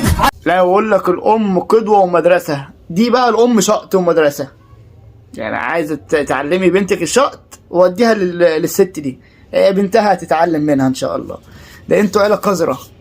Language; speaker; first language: Arabic; native; Arabic